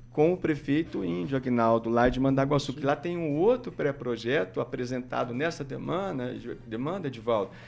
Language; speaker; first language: Portuguese; native; Portuguese